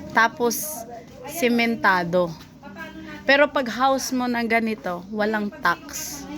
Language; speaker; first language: Filipino; non-native, local second language; Cebuano